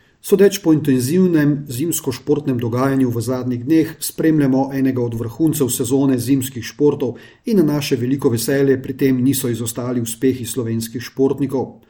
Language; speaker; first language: Slovenian; native; Slovenian